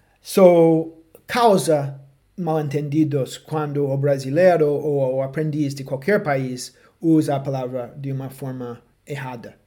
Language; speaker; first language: Portuguese; non-native, fluent; English